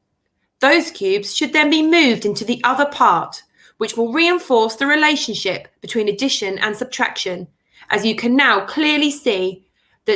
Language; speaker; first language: English; native; English